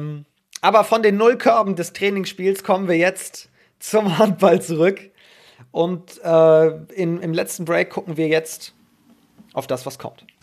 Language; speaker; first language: German; native; German